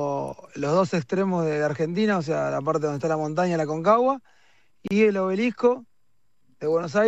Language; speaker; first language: Spanish; native; Spanish